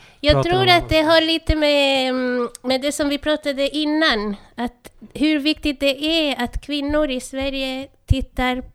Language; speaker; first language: Swedish; non-native, fluent; Spanish